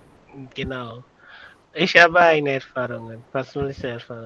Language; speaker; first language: German; non-native, learner; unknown